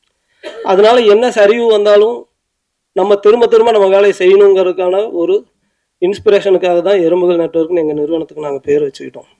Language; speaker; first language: Tamil; native; Tamil